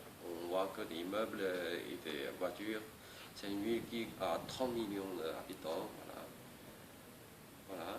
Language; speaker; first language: French; non-native, learner; Chinese